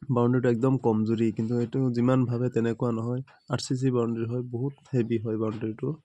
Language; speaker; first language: Assamese; non-native, local second language; Bangla